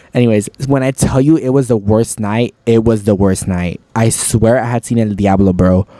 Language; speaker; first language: English; early bilingual, other home language; Spanish